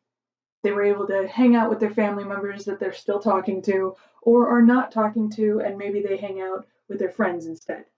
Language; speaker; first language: English; native; English